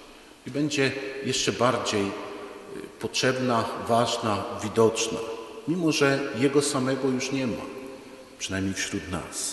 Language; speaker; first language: Polish; native; Polish